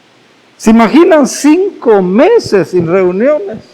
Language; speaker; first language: Spanish; native; Spanish